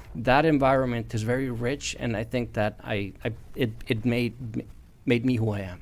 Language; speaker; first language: English; non-native, fluent; Spanish